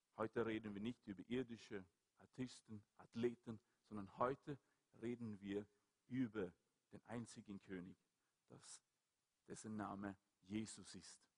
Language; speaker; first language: German; non-native, fluent; Swedish